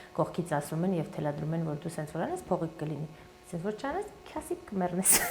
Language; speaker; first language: Armenian; early bilingual, heritage; Armenian